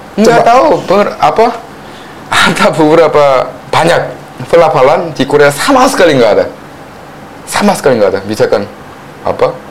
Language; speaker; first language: Indonesian; non-native, fluent; Korean